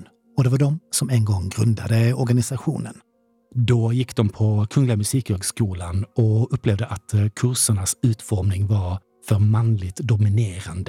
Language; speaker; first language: Swedish; native; Swedish